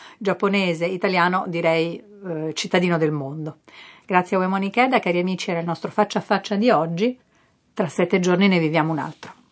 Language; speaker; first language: Italian; native; Italian